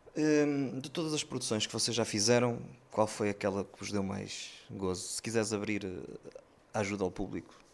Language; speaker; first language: Portuguese; native; Portuguese